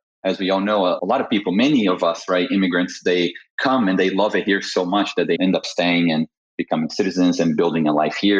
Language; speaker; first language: English; non-native, fluent; Portuguese